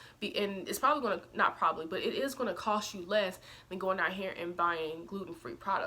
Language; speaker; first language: English; native; English